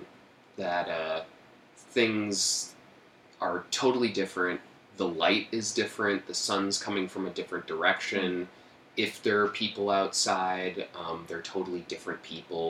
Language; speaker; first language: English; native; English